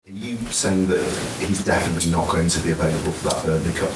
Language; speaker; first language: English; native; English